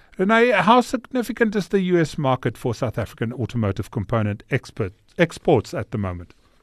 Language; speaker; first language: English; non-native, local second language; Afrikaans